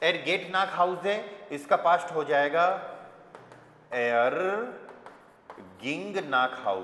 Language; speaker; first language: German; non-native, fluent; Hindi